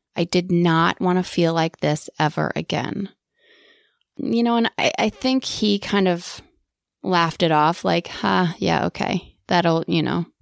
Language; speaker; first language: English; native; English